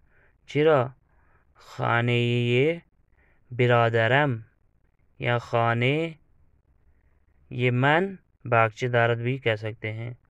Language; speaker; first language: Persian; non-native, fluent; Urdu